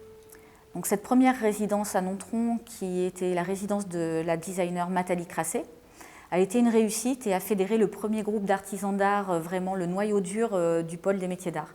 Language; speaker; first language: French; native; French